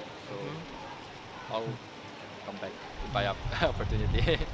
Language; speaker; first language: English; non-native, learner; Korean